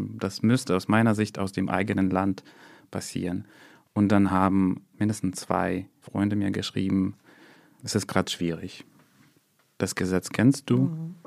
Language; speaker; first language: German; non-native, fluent; Russian